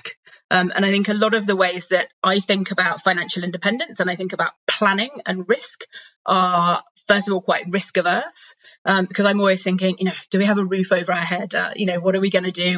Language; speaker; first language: English; native; English